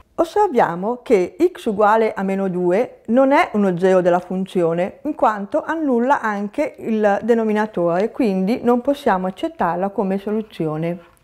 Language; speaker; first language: Italian; native; Italian